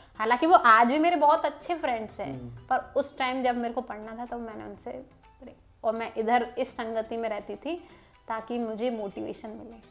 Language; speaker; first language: Hindi; native; Hindi